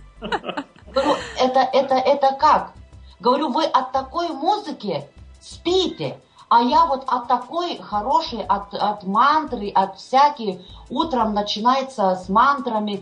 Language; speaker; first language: Russian; non-native, fluent; Lithuanian